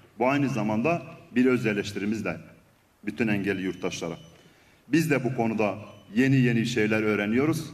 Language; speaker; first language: Turkish; non-native, local second language; Kurdish